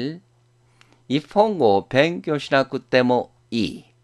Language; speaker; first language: Japanese; non-native, fluent; Korean